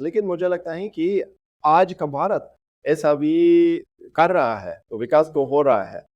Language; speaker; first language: Hindi; non-native, fluent; Russian